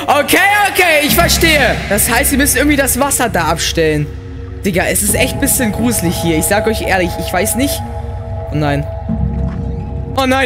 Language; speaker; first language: German; native; German